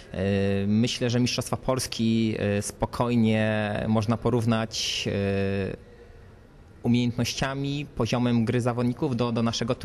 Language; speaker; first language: Polish; native; Polish